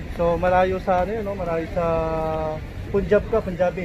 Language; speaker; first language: Filipino; native; Filipino